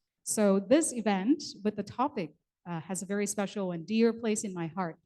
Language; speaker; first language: English; non-native, local second language; Vietnamese